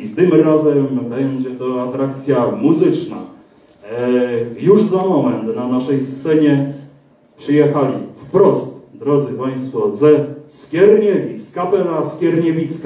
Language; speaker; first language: Polish; native; Polish